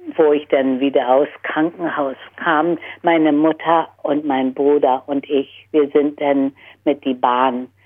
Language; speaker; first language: German; early bilingual, heritage; German